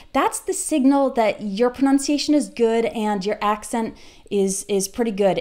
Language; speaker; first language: English; native; English